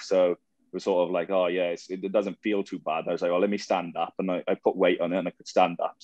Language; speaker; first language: English; native; English